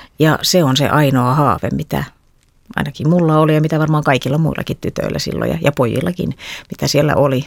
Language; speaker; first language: Finnish; native; Finnish